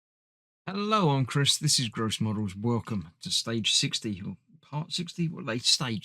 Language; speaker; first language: English; native; English